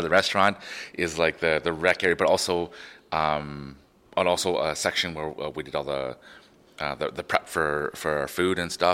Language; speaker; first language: English; native; English